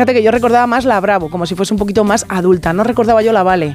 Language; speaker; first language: Spanish; native; Spanish